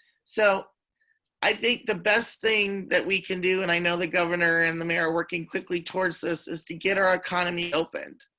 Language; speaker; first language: English; native; English